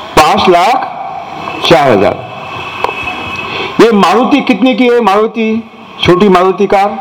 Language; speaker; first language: Hindi; non-native, local second language; Marathi